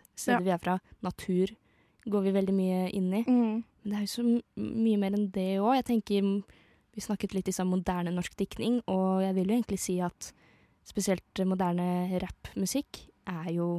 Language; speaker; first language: Norwegian; native; Norwegian